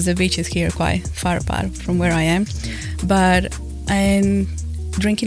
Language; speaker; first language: English; non-native, fluent; Spanish